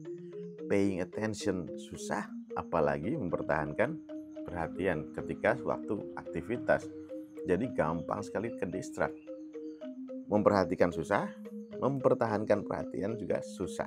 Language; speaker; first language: Indonesian; native; Indonesian